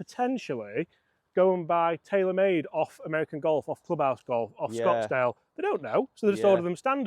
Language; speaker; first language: English; native; English